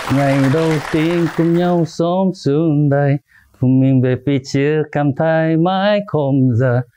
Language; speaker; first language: Vietnamese; non-native, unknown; Korean